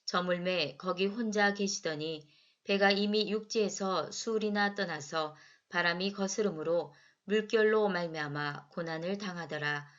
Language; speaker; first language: Korean; native; Korean